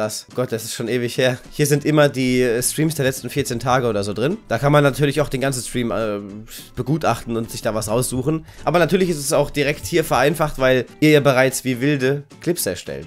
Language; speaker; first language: German; native; German